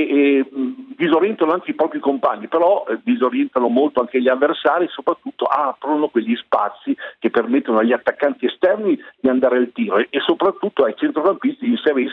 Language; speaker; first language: Italian; native; Italian